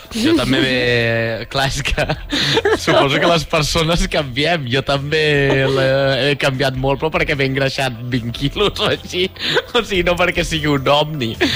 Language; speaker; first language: Catalan; native; Catalan